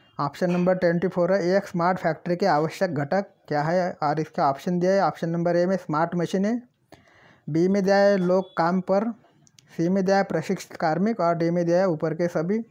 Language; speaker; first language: Hindi; non-native, local second language; Marathi